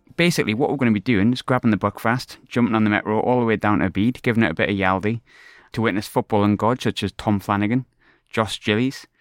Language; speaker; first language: English; native; English